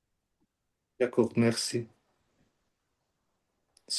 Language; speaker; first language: French; non-native, learner; Azerbaijani